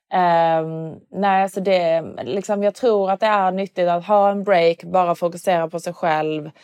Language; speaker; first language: Swedish; early bilingual, other home language; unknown